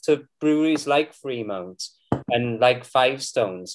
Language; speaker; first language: English; native; English